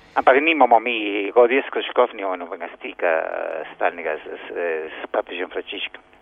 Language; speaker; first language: Slovenian; early bilingual, heritage; Slovenian